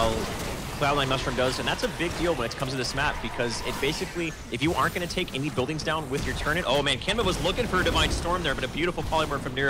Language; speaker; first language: English; native; English